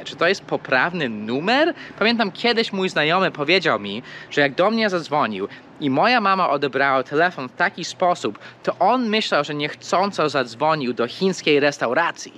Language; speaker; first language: Polish; early bilingual, heritage; Polish